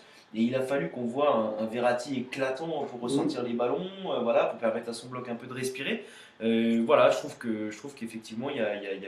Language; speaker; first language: French; native; French